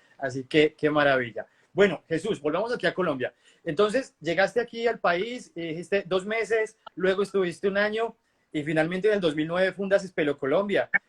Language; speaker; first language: Spanish; native; Spanish